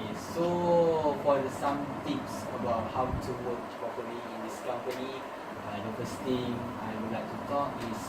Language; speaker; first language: English; non-native, learner; Malay